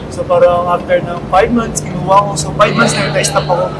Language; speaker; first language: Filipino; native; Filipino